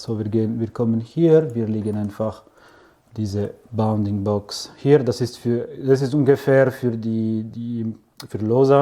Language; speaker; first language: German; non-native, fluent; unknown